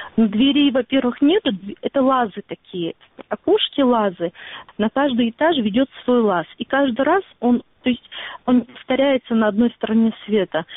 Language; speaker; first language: Russian; non-native, local second language; Ingush